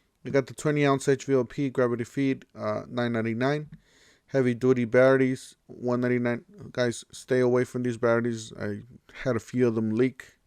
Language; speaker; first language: English; native; English